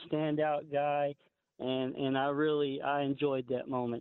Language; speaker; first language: English; native; English